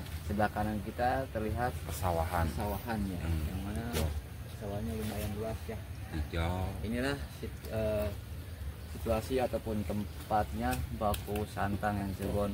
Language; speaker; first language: Indonesian; native; Indonesian